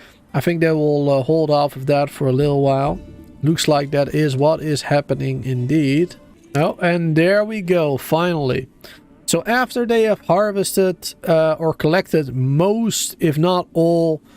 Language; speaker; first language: English; native; English